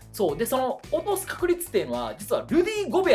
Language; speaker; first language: Japanese; native; Japanese